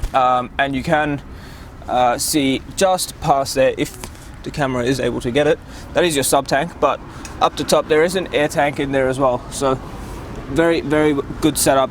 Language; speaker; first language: English; native; English